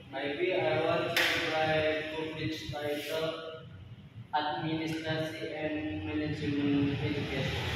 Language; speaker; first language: English; non-native, learner; Indonesian